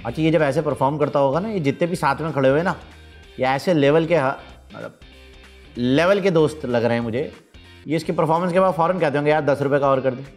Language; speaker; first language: Urdu; native; Urdu